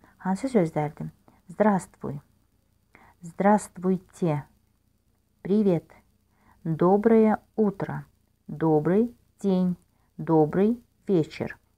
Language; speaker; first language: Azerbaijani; non-native, local second language; Russian